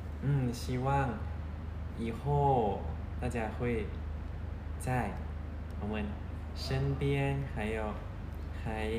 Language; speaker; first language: Chinese; non-native, learner; Thai